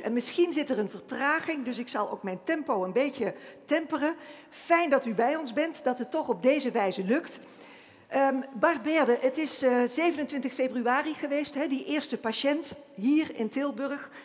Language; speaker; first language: Dutch; native; Dutch